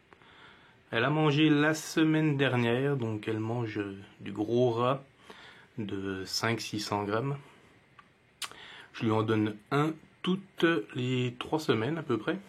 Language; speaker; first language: French; native; French